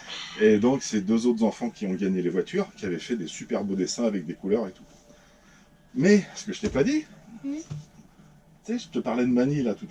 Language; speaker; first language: French; native; French